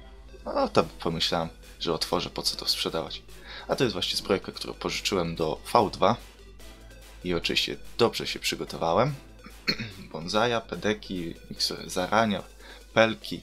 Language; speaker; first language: Polish; native; Polish